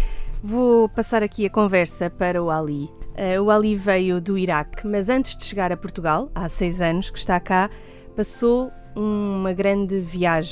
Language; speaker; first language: Portuguese; native; Portuguese